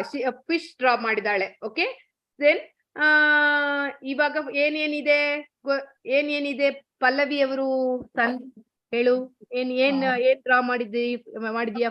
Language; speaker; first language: Kannada; non-native, learner; Tamil